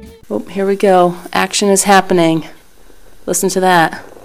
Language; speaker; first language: English; native; English